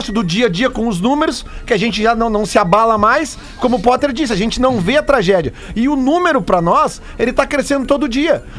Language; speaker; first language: Portuguese; native; Portuguese